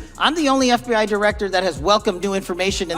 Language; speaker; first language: English; native; English